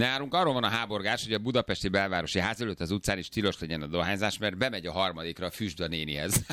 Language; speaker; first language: Hungarian; native; Hungarian